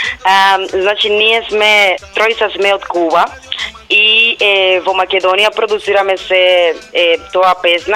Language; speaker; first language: Macedonian; non-native, learner; Spanish